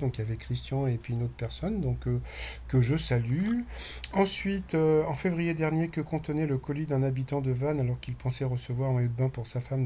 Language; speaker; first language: French; native; French